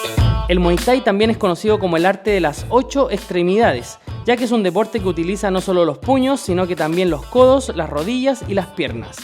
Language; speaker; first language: Spanish; native; Spanish